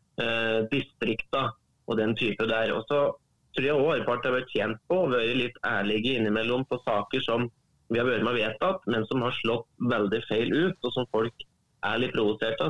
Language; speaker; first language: Norwegian; native; Norwegian